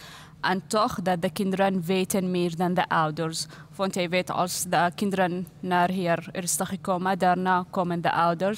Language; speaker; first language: Dutch; non-native, learner; Arabic